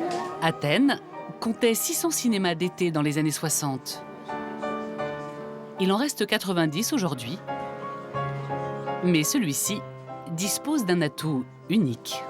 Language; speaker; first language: French; native; French